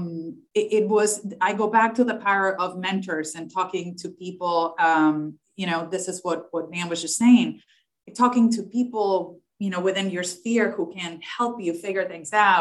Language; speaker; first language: English; non-native, fluent; Spanish